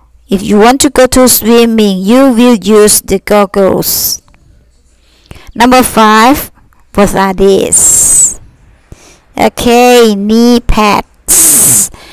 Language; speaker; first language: English; non-native, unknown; Thai